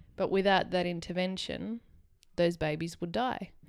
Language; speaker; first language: English; native; English